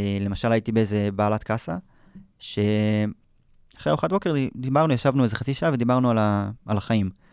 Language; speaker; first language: Hebrew; native; Hebrew